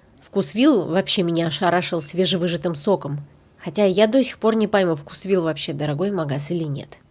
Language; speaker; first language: Russian; native; Russian